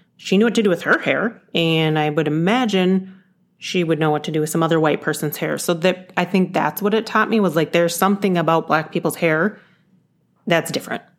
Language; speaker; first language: English; early bilingual, other home language; Yoruba